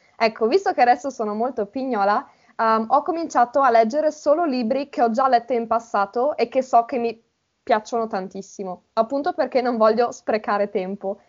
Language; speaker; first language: Italian; native; Italian